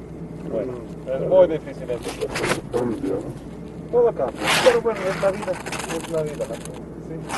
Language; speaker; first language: Spanish; non-native, learner; English